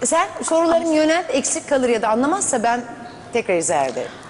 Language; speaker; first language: Turkish; native; Turkish